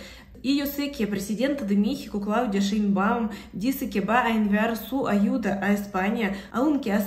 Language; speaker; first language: Spanish; non-native, fluent; Russian